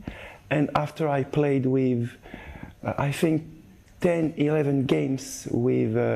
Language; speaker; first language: English; non-native, learner; French